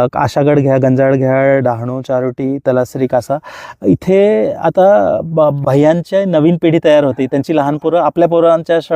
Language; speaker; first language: Marathi; non-native, local second language; Kukna